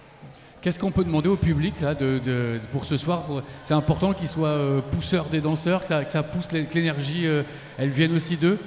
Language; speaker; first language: French; native; French